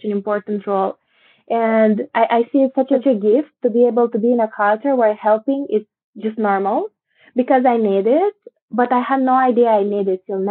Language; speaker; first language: English; non-native, fluent; Romanian